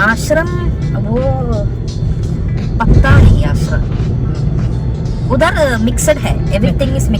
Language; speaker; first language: Hindi; non-native, local second language; Malayalam